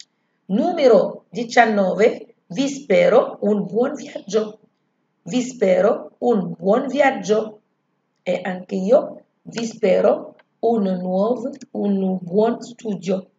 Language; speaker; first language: Italian; non-native, learner; Arabic